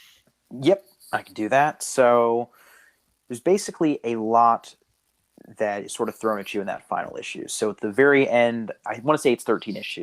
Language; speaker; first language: English; native; English